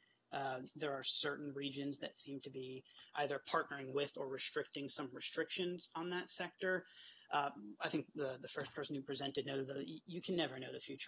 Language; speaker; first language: English; native; English